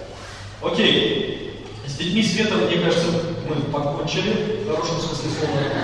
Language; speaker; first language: Russian; native; Russian